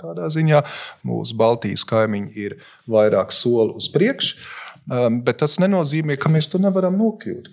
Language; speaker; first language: Latvian; non-native, local second language; Russian